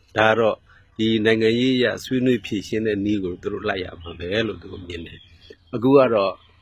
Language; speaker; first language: Burmese; non-native, local second language; Mon